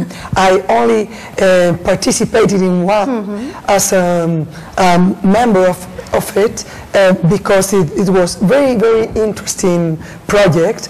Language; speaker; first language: English; non-native, learner; Spanish